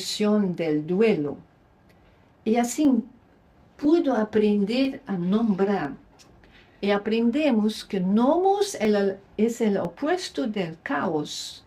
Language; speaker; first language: Spanish; non-native, fluent; Luxembourgish